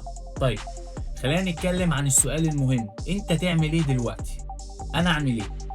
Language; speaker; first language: Arabic; native; Arabic